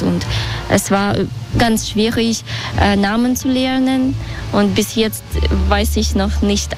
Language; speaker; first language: German; non-native, learner; Russian